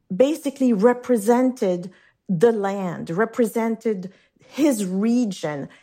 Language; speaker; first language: English; non-native, fluent; French